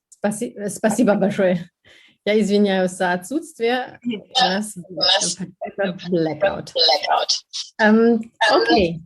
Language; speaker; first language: Russian; non-native, fluent; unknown